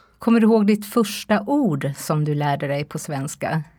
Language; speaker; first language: Swedish; native; Swedish